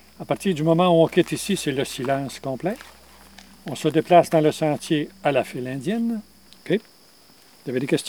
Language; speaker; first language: French; native; French